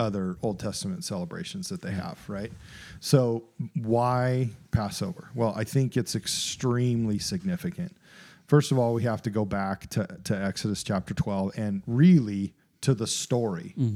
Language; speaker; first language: English; native; English